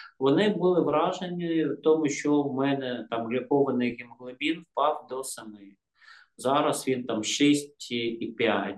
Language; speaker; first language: Ukrainian; non-native, local second language; Russian